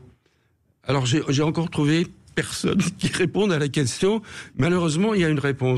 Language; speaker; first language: French; native; French